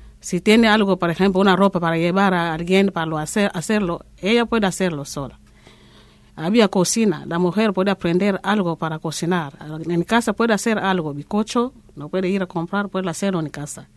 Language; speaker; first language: Spanish; non-native, learner; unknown